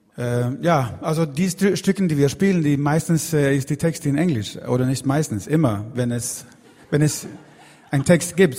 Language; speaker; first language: German; non-native, fluent; Swedish